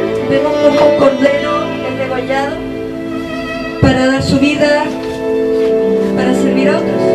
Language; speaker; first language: Spanish; native; Spanish